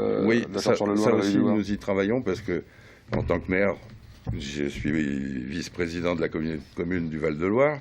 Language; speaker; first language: French; native; French